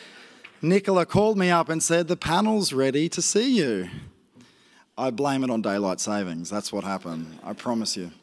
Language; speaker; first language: English; native; English